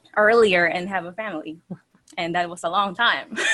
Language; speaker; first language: English; non-native, local second language; Filipino